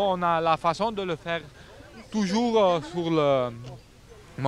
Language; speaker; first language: French; non-native, fluent; Italian